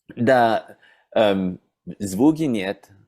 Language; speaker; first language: Russian; non-native, learner; English